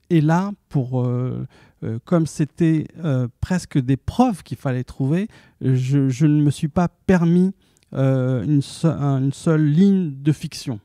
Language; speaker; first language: French; early bilingual, other home language; Arabic